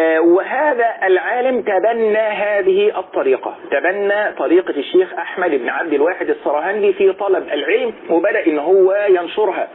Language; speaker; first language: Arabic; native; Arabic